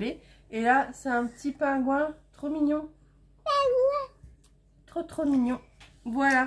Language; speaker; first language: French; native; French